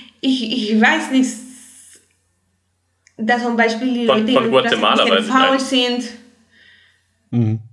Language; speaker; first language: German; non-native, fluent; Spanish